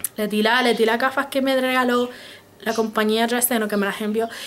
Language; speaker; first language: Spanish; native; Spanish